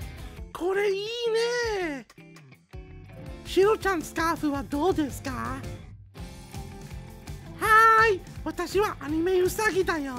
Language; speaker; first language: Japanese; non-native, fluent; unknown